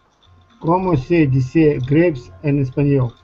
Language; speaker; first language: Spanish; non-native, learner; Russian